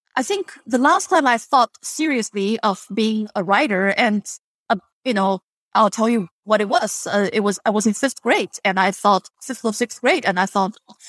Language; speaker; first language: English; non-native, fluent; Chinese